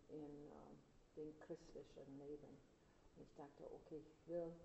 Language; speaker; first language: German; non-native, learner; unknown